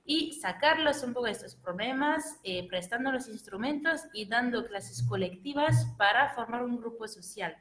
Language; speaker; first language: Spanish; non-native, fluent; French